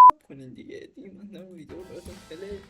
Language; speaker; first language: Persian; native; Persian